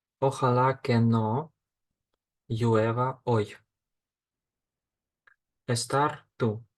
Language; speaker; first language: Spanish; non-native, fluent; Ukrainian